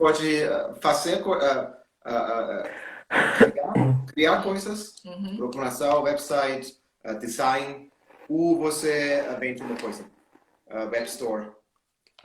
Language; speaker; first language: Portuguese; non-native, learner; German